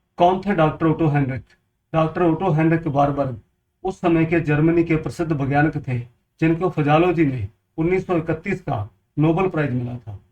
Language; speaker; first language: Hindi; non-native, local second language; Punjabi